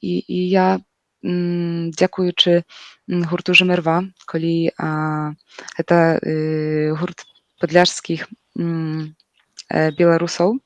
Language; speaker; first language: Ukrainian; non-native, local second language; Polish